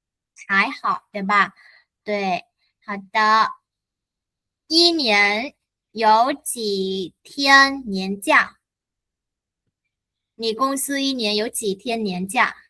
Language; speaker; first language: Chinese; non-native, fluent; Vietnamese